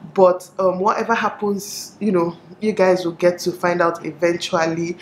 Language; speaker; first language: English; non-native, local second language; Igbo